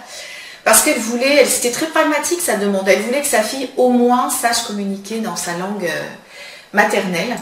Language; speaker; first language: French; native; French